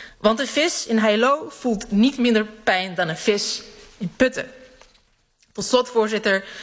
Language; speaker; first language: Dutch; early bilingual, other home language; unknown